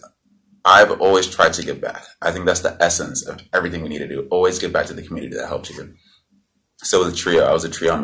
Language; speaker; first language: English; native; English